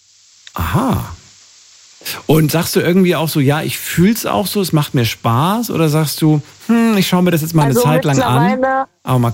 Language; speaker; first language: German; native; German